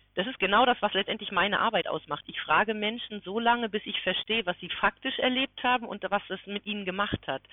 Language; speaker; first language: German; native; German